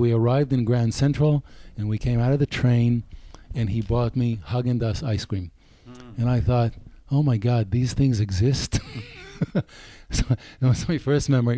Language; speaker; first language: English; non-native, fluent; Hebrew